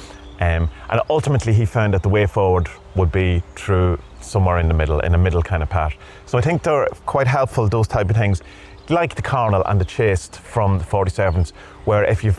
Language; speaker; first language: English; native; English